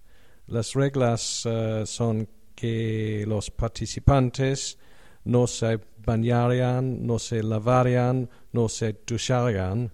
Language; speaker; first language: Spanish; non-native, learner; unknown